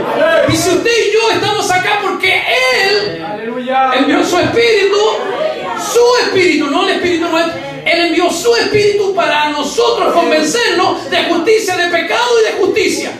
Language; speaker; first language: Spanish; native; Spanish